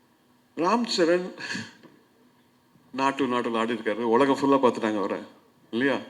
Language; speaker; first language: Tamil; native; Tamil